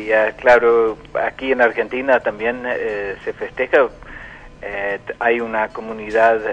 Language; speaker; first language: Spanish; non-native, fluent; English